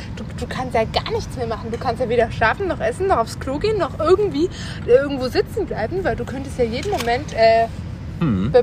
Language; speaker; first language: German; native; German